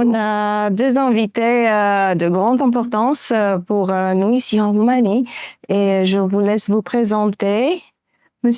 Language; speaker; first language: French; non-native, fluent; Romanian